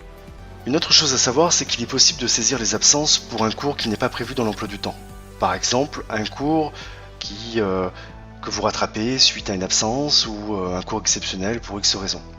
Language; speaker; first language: French; native; French